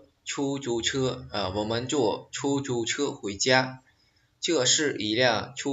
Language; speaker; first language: Chinese; non-native, fluent; Khmer